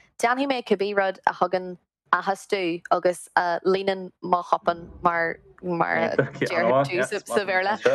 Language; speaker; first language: Irish; non-native, local second language; English